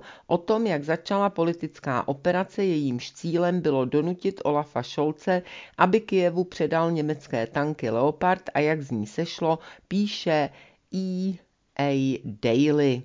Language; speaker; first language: Czech; native; Czech